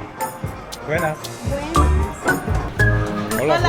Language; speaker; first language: Spanish; non-native, learner; Korean